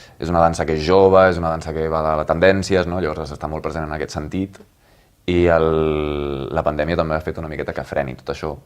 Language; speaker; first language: Catalan; native; Catalan